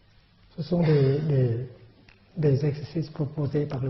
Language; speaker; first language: French; non-native, fluent; Vietnamese